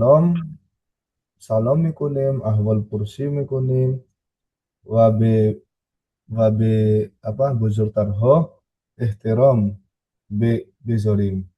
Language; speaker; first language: Persian; non-native, learner; Indonesian